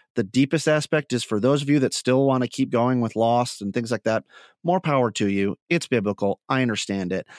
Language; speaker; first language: English; native; English